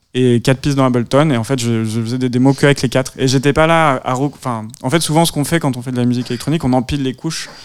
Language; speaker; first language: French; native; French